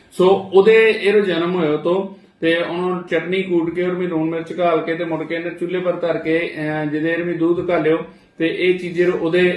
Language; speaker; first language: Punjabi; non-native, local second language; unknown